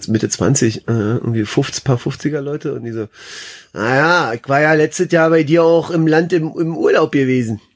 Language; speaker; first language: German; early bilingual, other home language; Persian